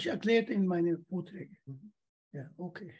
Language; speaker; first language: German; non-native, learner; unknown